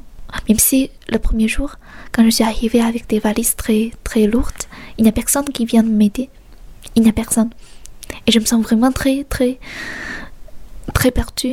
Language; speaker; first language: French; non-native, fluent; Chinese